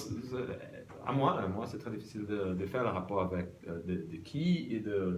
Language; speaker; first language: French; non-native, learner; Portuguese